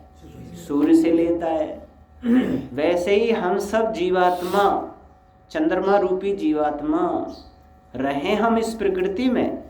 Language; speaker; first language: Hindi; native; Hindi